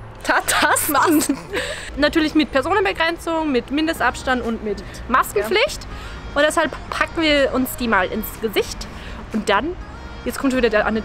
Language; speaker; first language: German; native; German